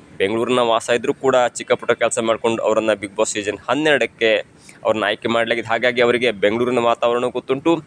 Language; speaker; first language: Kannada; native; Kannada